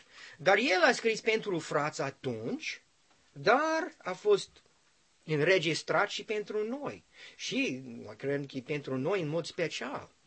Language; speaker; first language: Romanian; non-native, learner; English